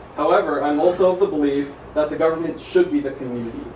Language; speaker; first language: English; native; English